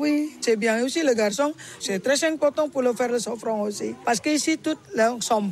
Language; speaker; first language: French; non-native, learner; Balinese